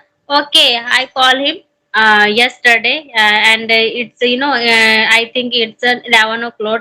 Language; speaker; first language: English; non-native, learner; Hindi